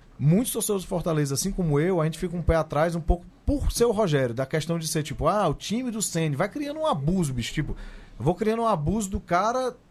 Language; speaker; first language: Portuguese; native; Portuguese